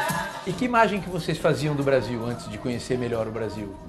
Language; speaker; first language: Portuguese; native; Portuguese